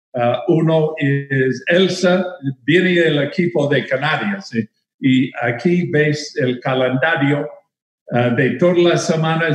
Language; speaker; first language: Spanish; non-native, fluent; English